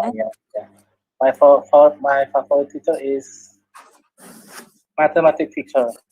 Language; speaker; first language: English; non-native, learner; Indonesian